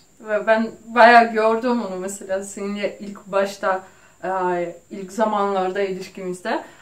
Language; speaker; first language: Turkish; non-native, fluent; Russian